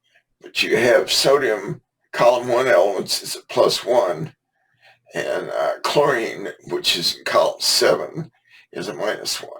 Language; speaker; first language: English; native; English